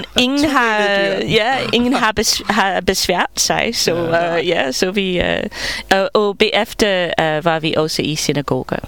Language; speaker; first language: Danish; non-native, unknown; English